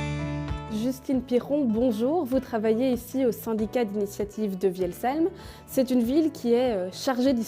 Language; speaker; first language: French; native; French